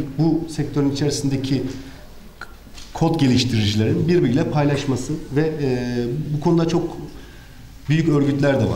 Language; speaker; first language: Turkish; native; Turkish